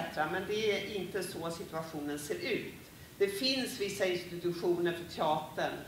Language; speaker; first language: Swedish; native; Swedish